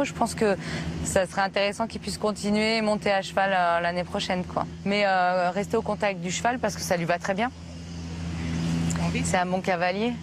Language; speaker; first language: French; native; French